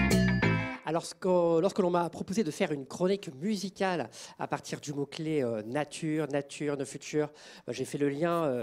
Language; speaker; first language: French; native; French